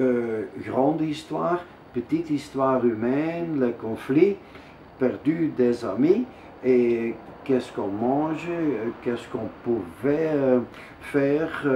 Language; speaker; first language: French; non-native, local second language; Dutch